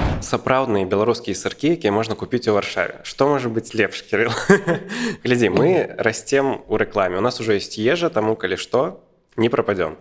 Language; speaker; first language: Belarusian; native; Belarusian